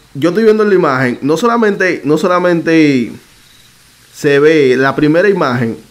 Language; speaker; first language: Spanish; native; Spanish